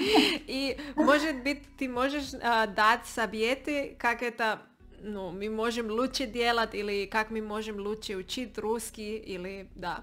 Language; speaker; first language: Russian; non-native, learner; Spanish